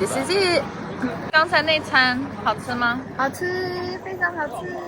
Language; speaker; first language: Chinese; early bilingual, heritage; English